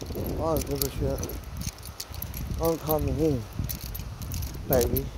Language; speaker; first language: English; native; English